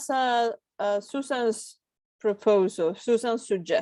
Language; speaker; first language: English; non-native, fluent; Spanish